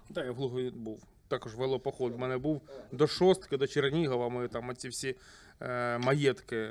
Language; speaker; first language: Ukrainian; native; Ukrainian